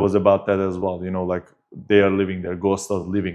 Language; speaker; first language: English; non-native, fluent; Turkish